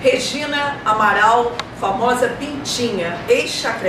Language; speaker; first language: Portuguese; native; Portuguese